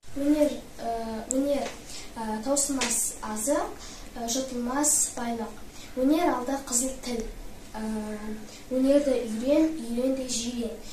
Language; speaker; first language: Kazakh; non-native, local second language; Russian